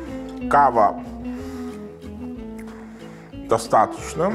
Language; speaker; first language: Ukrainian; non-native, learner; Italian